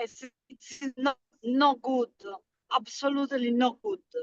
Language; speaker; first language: English; non-native, learner; Italian